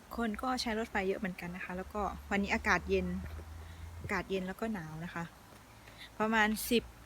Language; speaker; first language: Thai; native; Thai